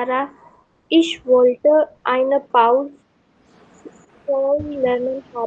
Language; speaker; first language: German; non-native, learner; Hindi